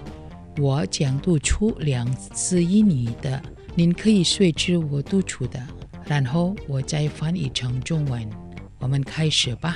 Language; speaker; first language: Chinese; non-native, learner; Indonesian